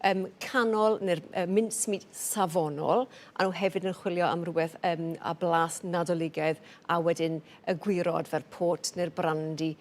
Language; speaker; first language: Welsh; native; Welsh